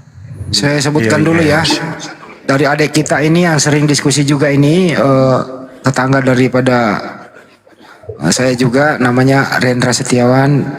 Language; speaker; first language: Indonesian; native; Indonesian